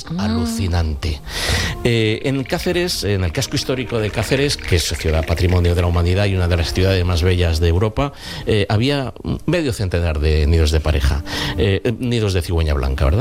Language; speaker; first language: Spanish; native; Spanish